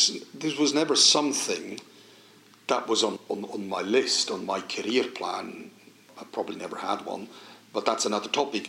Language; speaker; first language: English; non-native, fluent; Swiss German